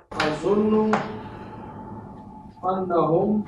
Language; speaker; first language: Arabic; non-native, learner; Urdu